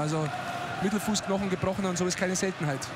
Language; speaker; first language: German; native; German